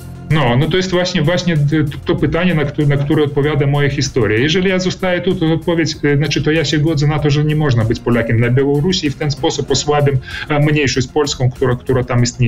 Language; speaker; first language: Polish; early bilingual, heritage; Polish